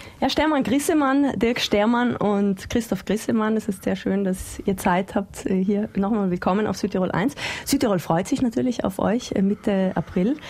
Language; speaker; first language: German; native; German